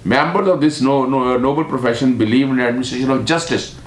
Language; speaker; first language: English; non-native, local second language; Urdu